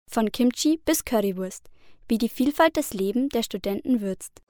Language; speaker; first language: German; native; German